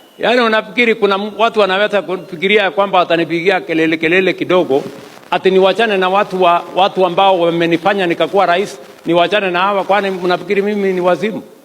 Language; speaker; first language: Swahili; non-native, local second language; Kalenjin